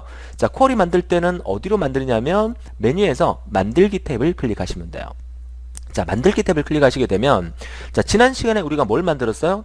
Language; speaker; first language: Korean; native; Korean